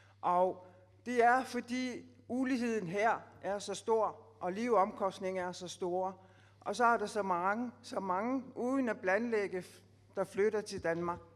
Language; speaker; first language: Danish; non-native, local second language; Kalaallisut